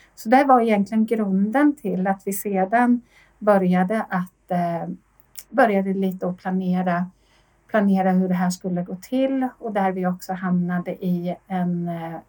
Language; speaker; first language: Swedish; native; Swedish